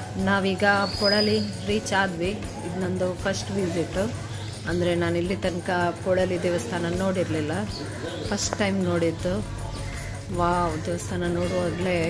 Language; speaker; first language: Kannada; non-native, local second language; Tulu